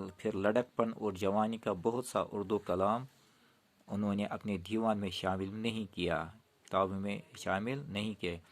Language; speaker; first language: Urdu; non-native, local second language; Kashmiri